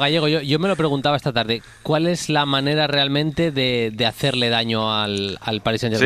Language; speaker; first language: Spanish; native; Spanish